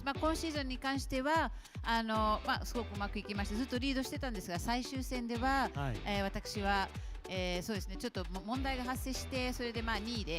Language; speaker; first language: Japanese; native; Japanese